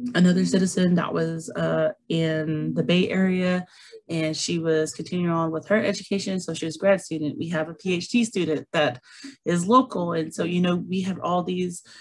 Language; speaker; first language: English; native; English